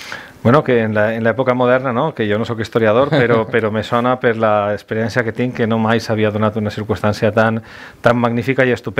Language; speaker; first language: Catalan; native; Catalan